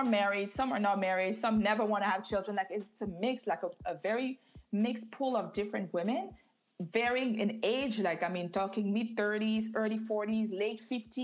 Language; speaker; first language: English; non-native, fluent; French